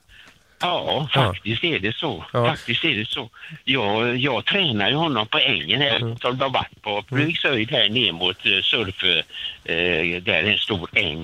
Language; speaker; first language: Swedish; native; Swedish